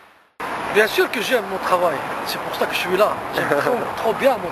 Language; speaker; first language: French; non-native, fluent; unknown